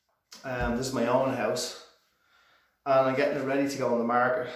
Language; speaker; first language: English; native; English